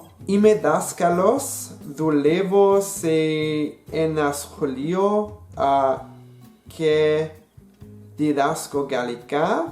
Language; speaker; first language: Greek; non-native, learner; English